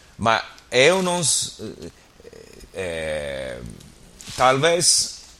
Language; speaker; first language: Portuguese; non-native, learner; English